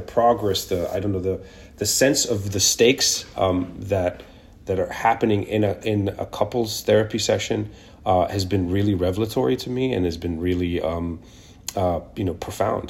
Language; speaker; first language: English; non-native, local second language; Hebrew